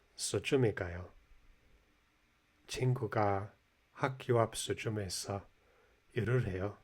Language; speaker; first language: Korean; non-native, learner; English